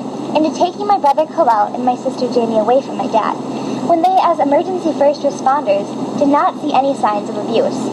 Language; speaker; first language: English; native; English